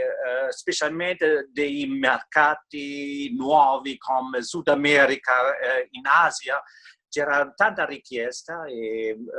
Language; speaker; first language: Italian; non-native, fluent; German